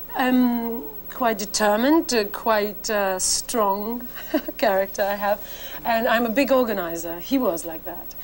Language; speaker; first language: English; non-native, fluent; Polish